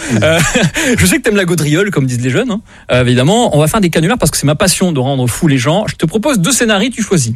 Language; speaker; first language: French; native; French